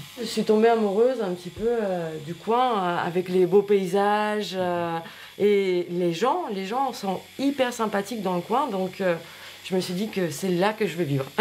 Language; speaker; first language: French; non-native, fluent; Russian